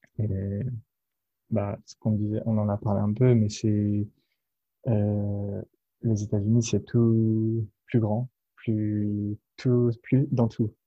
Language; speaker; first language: French; native; French